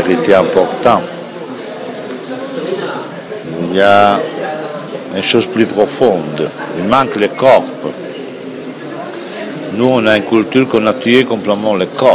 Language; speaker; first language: French; non-native, fluent; Italian